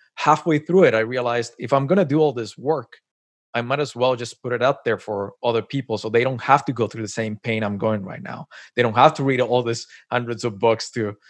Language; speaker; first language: English; non-native, fluent; Spanish